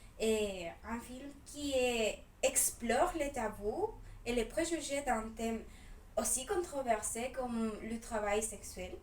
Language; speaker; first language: French; non-native, fluent; Spanish